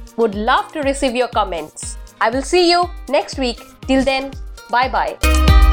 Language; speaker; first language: English; non-native, local second language; Bangla